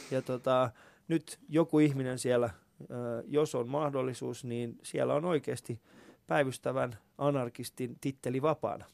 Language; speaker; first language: Finnish; early bilingual, other home language; Persian